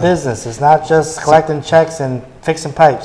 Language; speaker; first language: English; native; English